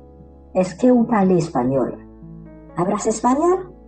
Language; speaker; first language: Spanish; non-native, learner; Haitian Creole